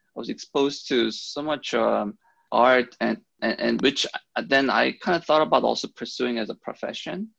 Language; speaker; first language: English; early bilingual, other home language; Korean